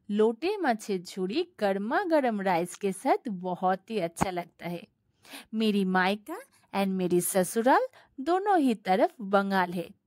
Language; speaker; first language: Hindi; non-native, local second language; Bangla